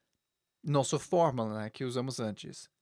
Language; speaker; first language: Portuguese; non-native, fluent; English